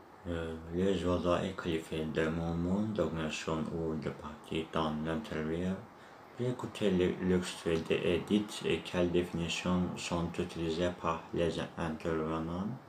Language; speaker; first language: French; non-native, learner; Turkish